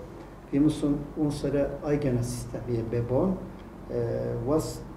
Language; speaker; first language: German; non-native, learner; Turkish